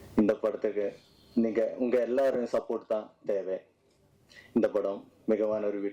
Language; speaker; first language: Tamil; non-native, learner; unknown